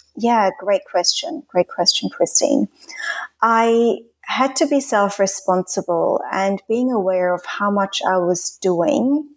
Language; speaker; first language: English; non-native, fluent; Swiss German